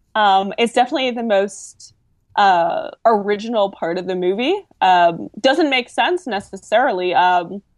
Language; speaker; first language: English; native; English